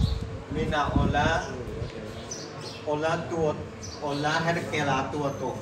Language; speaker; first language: Finnish; non-native, learner; Burmese